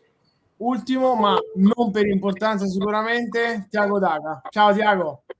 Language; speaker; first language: Italian; native; Italian